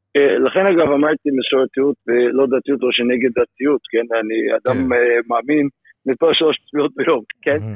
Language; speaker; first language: Hebrew; non-native, fluent; English